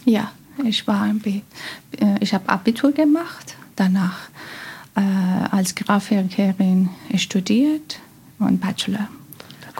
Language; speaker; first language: German; non-native, learner; Persian